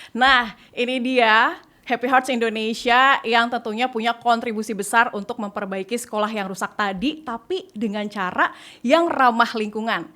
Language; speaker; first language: Indonesian; native; Indonesian